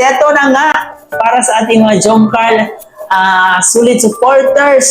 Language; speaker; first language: Filipino; native; Filipino